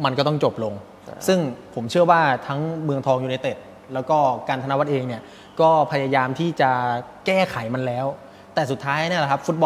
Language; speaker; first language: Thai; native; Thai